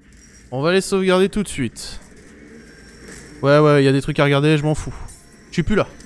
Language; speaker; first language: French; native; French